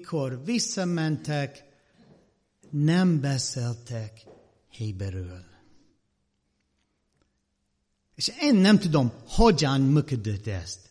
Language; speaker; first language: Hungarian; non-native, learner; English